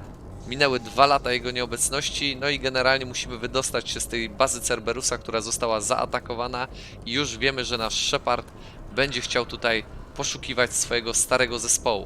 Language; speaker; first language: Polish; native; Polish